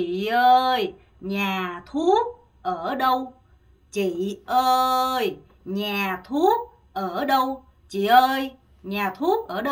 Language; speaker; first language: Vietnamese; non-native, fluent; Korean